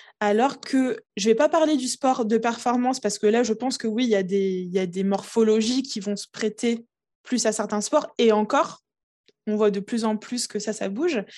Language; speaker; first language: French; early bilingual, other home language; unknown